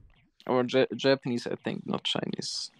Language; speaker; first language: English; non-native, fluent; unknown